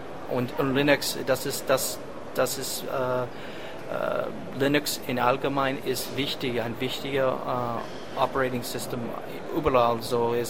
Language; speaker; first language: German; non-native, fluent; English